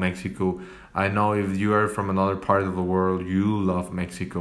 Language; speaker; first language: English; non-native, fluent; Spanish